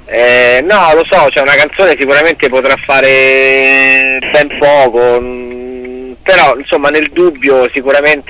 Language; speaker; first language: Italian; native; Italian